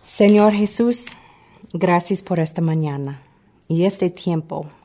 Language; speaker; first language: Spanish; non-native, fluent; English